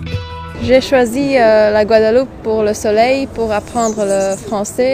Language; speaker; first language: French; non-native, learner; Finnish